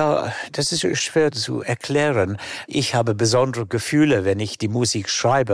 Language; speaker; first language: German; non-native, fluent; English